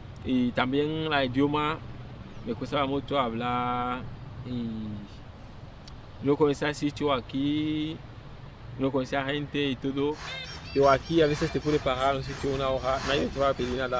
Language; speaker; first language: Spanish; non-native, fluent; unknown